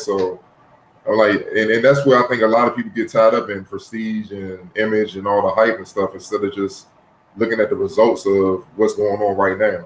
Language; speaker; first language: English; native; English